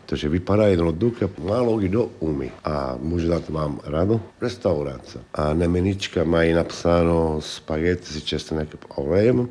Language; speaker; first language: Czech; non-native, learner; Italian